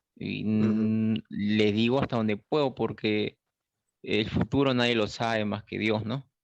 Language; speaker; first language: Spanish; native; Spanish